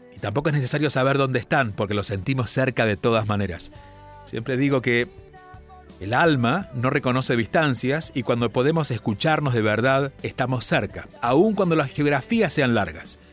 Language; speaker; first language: Spanish; native; Spanish